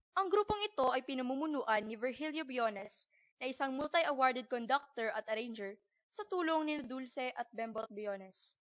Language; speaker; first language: Filipino; non-native, local second language; Bikol